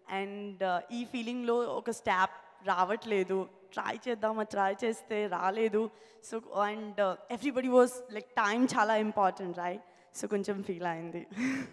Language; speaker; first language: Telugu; non-native, learner; Gujarati